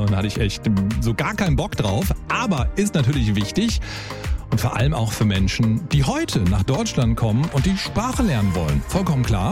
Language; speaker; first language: German; native; German